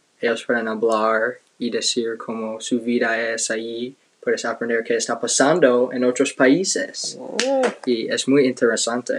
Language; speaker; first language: Spanish; non-native, learner; English